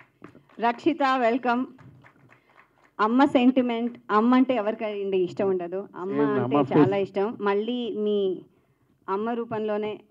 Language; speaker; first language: Telugu; native; Telugu